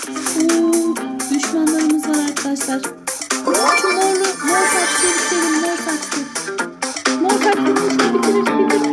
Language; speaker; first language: Turkish; native; Turkish